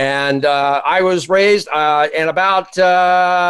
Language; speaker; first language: English; native; English